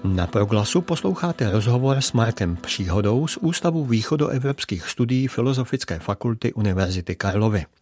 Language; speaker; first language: Czech; native; Czech